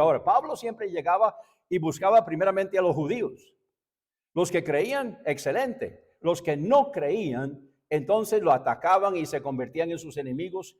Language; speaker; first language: Spanish; native; Spanish